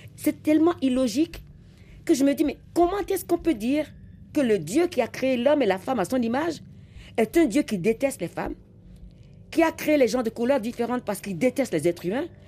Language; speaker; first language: French; non-native, local second language; Fon